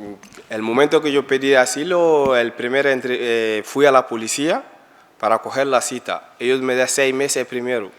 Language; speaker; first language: Spanish; non-native, learner; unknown